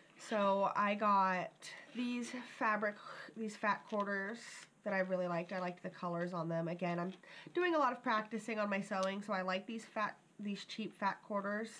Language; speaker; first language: English; native; English